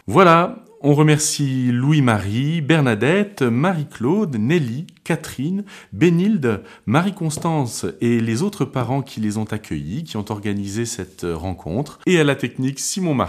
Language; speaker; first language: French; native; French